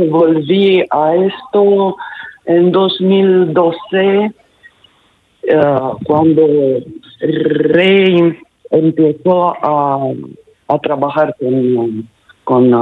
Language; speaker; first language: Spanish; non-native, learner; Romanian